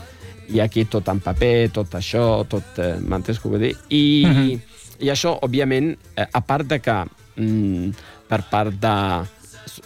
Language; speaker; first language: Catalan; non-native, fluent; Arabic